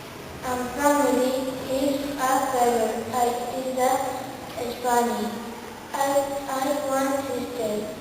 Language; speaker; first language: English; non-native, learner; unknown